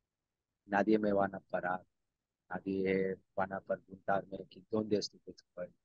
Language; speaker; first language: Spanish; non-native, learner; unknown